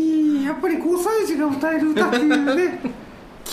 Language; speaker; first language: Japanese; native; Japanese